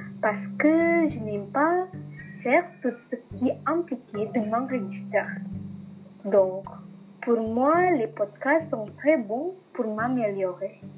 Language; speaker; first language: French; non-native, learner; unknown